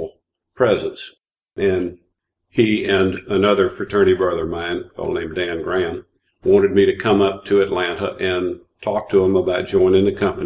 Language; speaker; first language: English; native; English